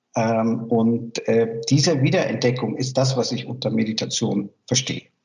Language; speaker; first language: German; early bilingual, other home language; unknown